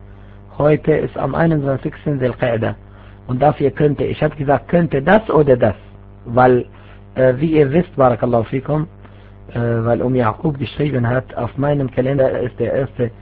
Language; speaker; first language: German; non-native, fluent; Arabic